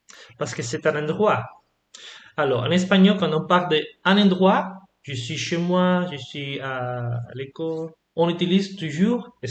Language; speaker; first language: French; non-native, fluent; Spanish